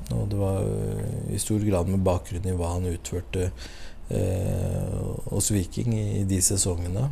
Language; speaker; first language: Norwegian; native; Norwegian